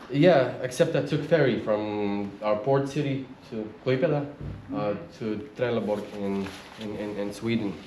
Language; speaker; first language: English; non-native, learner; Lithuanian